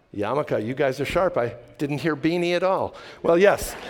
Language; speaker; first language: English; native; English